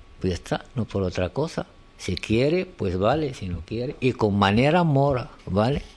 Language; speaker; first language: Spanish; non-native, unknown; Arabic